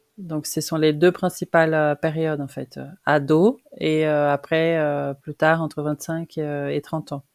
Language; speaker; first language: French; non-native, fluent; Portuguese